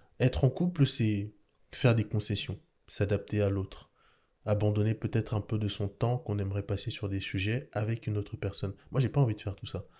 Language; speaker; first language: French; early bilingual, other home language; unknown